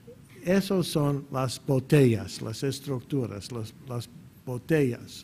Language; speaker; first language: Spanish; non-native, fluent; English